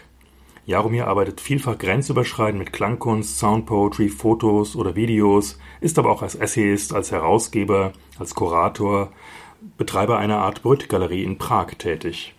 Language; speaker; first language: German; native; German